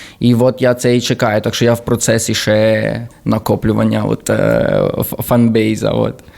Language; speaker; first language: Ukrainian; early bilingual, heritage; Ukrainian